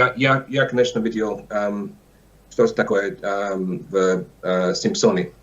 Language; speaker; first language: Russian; non-native, learner; English